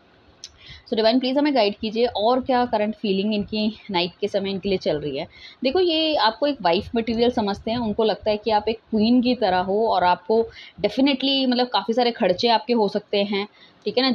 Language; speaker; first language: Hindi; native; Hindi